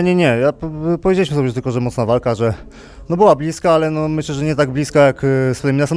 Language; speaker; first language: Polish; native; Polish